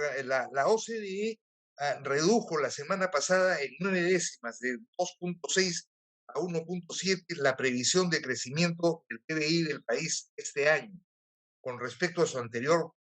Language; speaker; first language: Spanish; native; Spanish